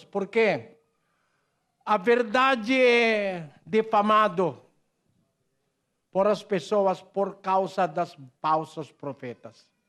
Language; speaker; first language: Portuguese; non-native, learner; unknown